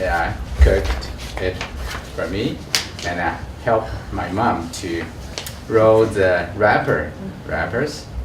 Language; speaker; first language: English; non-native, learner; Chinese